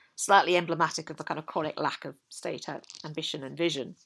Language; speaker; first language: English; native; English